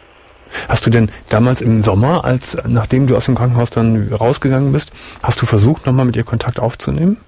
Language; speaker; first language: German; native; German